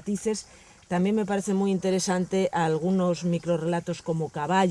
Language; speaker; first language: Spanish; native; Spanish